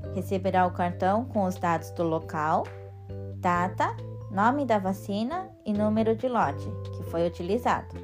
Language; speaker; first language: Portuguese; non-native, fluent; Japanese